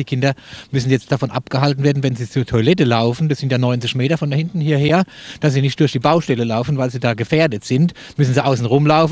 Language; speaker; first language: German; native; German